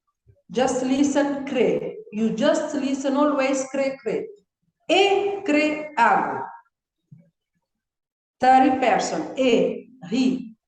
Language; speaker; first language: English; non-native, learner; Kabuverdianu